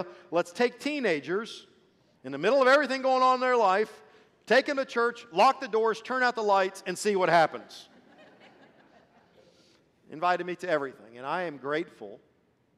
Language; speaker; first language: English; early bilingual, other home language; Swedish